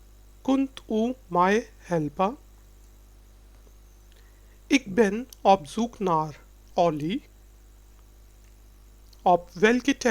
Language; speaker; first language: Dutch; non-native, learner; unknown